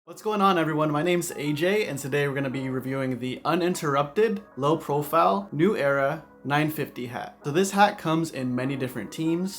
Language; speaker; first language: English; native; English